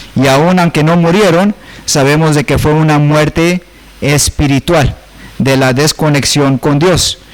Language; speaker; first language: Spanish; early bilingual, heritage; Spanish